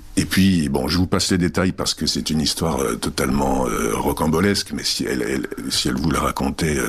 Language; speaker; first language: French; early bilingual, other home language; Czech